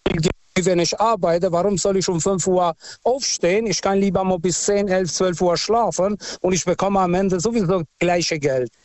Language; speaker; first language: German; non-native, fluent; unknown